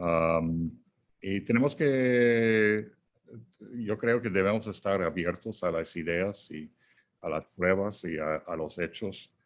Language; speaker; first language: Spanish; non-native, fluent; English